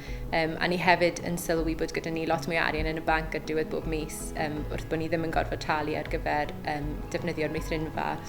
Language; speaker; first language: Welsh; native; Welsh